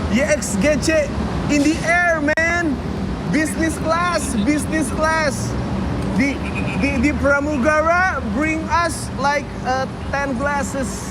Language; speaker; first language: English; non-native, learner; Indonesian